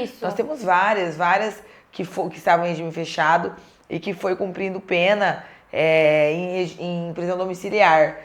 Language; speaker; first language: Portuguese; native; Portuguese